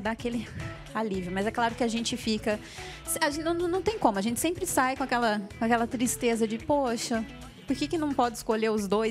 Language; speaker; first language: Portuguese; native; Portuguese